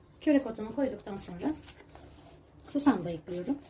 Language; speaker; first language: Turkish; native; Turkish